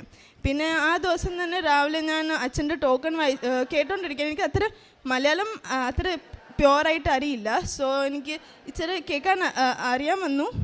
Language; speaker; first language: Malayalam; early bilingual, heritage; Malayalam